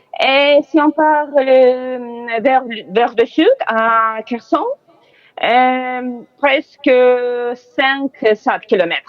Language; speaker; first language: French; non-native, learner; Ukrainian